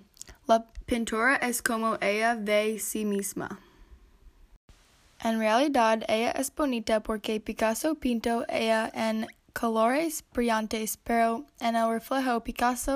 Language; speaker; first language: Spanish; non-native, learner; English